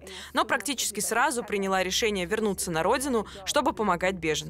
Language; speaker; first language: Russian; native; Russian